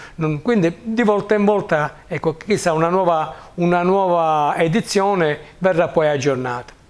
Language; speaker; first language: Italian; native; Italian